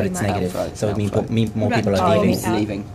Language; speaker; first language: English; native; English